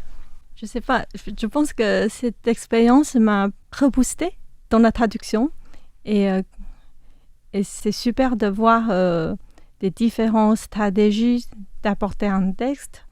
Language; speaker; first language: French; non-native, fluent; Chinese